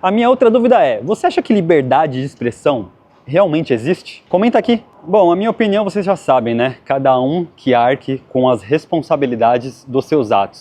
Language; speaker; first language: Portuguese; native; Portuguese